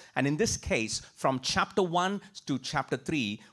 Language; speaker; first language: English; non-native, local second language; Tamil